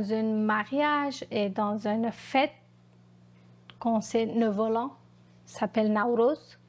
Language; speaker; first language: French; non-native, learner; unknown